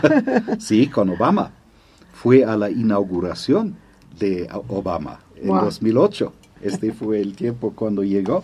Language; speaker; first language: Spanish; non-native, fluent; German